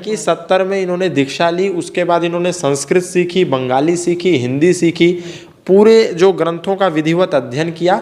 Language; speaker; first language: Hindi; native; Hindi